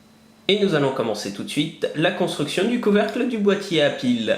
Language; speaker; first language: French; native; French